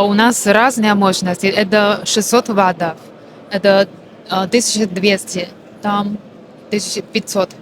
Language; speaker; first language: Russian; non-native, learner; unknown